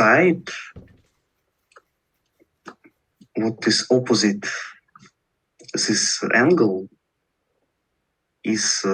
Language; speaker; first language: English; non-native, learner; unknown